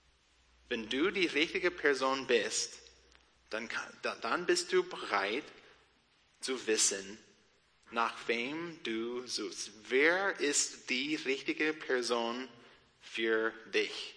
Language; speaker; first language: German; non-native, learner; English